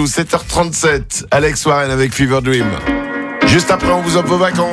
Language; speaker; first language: French; native; French